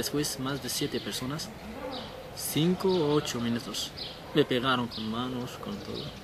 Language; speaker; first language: Spanish; non-native, learner; Persian